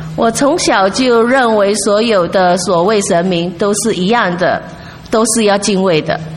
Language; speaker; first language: Chinese; non-native, local second language; English